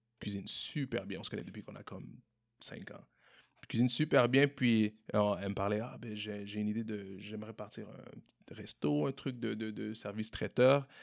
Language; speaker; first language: French; native; French